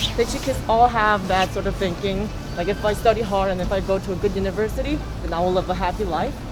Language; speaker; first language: English; non-native, fluent; Korean